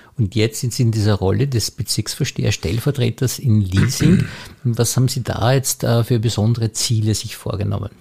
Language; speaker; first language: German; native; German